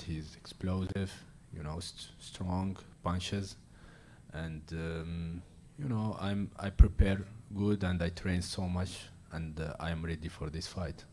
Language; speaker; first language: English; non-native, learner; Arabic